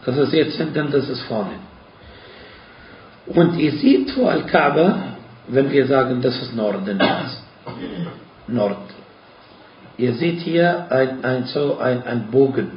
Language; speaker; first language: German; non-native, fluent; Arabic